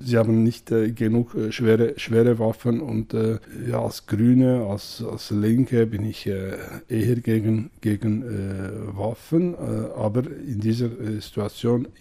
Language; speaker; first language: German; non-native, fluent; Kurdish